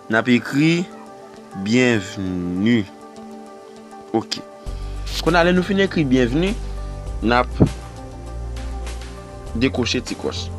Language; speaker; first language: French; non-native, learner; Haitian Creole